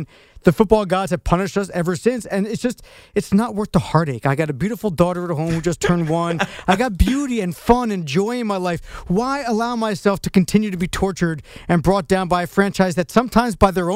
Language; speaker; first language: English; native; English